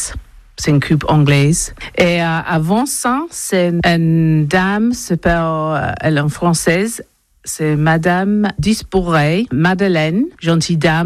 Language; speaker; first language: French; non-native, learner; English